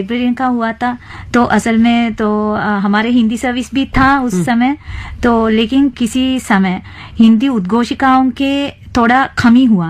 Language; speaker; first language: Hindi; non-native, fluent; Sinhala